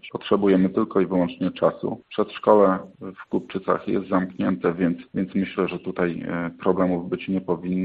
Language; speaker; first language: Polish; native; Polish